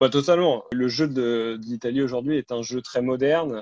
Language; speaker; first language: French; native; French